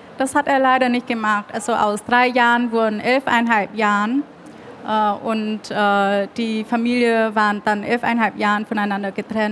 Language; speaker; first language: German; early bilingual, other home language; Vietnamese